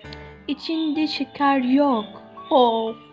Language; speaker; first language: Turkish; non-native, learner; Arabic